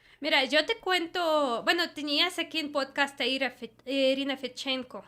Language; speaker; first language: Spanish; non-native, fluent; Russian